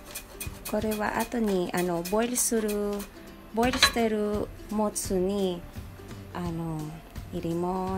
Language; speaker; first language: Japanese; non-native, fluent; Filipino